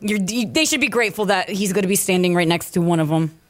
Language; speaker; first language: English; early bilingual, other home language; Spanish